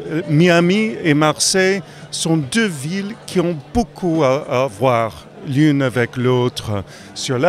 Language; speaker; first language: French; non-native, fluent; English